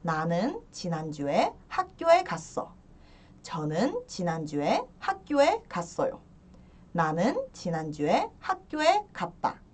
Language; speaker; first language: Korean; early bilingual, heritage; Korean